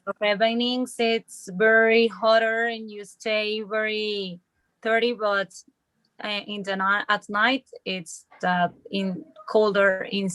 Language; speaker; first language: English; non-native, learner; Spanish